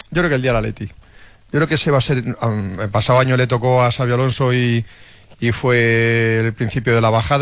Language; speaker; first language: Spanish; native; Spanish